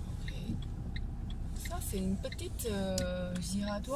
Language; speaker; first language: French; non-native, learner; Chinese